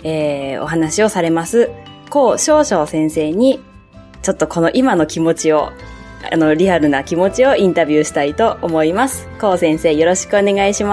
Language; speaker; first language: Japanese; native; Japanese